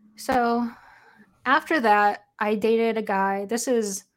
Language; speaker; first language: English; native; English